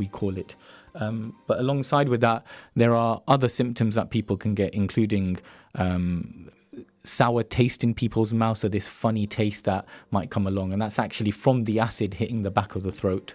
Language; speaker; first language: English; native; English